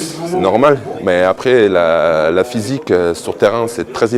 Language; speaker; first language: French; non-native, fluent; Bosnian